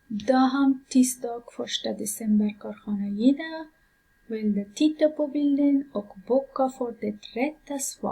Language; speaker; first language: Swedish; non-native, fluent; Pashto